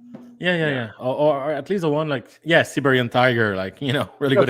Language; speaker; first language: English; non-native, fluent; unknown